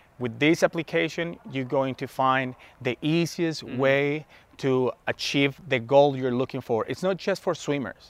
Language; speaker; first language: English; non-native, fluent; Spanish